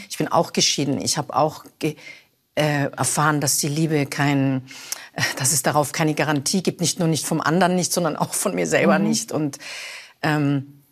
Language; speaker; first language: German; native; German